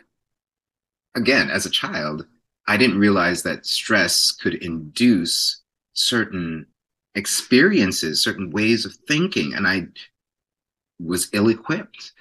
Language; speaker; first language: English; native; English